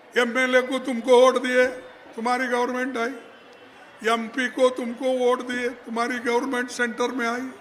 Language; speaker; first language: Hindi; non-native, local second language; Kannada